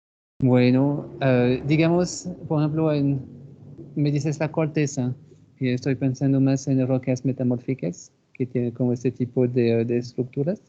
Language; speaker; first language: Spanish; non-native, fluent; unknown